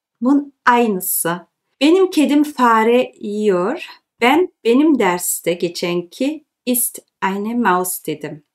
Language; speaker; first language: Turkish; early bilingual, heritage; Turkish